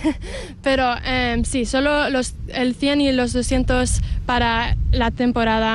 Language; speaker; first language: Spanish; early bilingual, heritage; Spanish